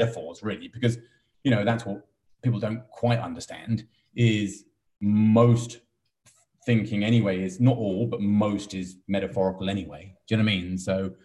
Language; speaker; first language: English; native; English